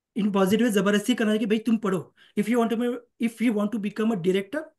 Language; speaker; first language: Hindi; non-native, local second language; Marathi